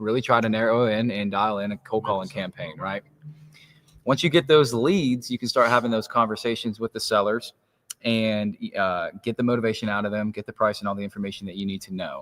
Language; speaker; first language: English; native; English